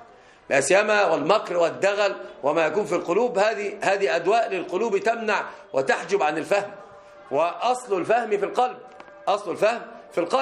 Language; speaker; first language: Arabic; native; Arabic